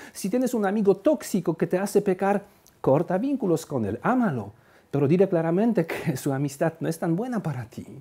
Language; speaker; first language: Spanish; non-native, fluent; Polish